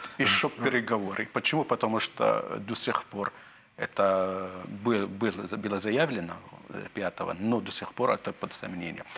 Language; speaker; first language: Russian; non-native, fluent; Arabic